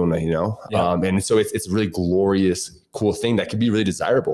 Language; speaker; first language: English; native; English